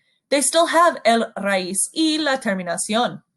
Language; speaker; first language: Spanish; non-native, fluent; English